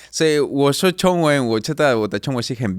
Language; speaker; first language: Chinese; non-native, learner; Spanish